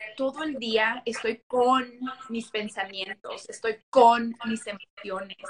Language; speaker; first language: Spanish; early bilingual, heritage; Spanish